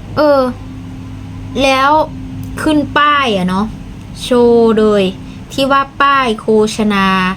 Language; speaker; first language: Thai; non-native, local second language; Lao